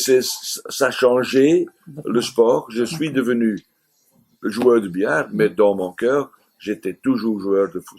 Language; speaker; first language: French; non-native, fluent; Dutch